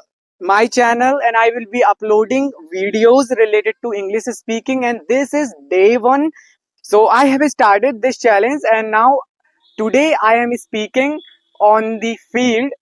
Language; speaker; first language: English; non-native, learner; Hindi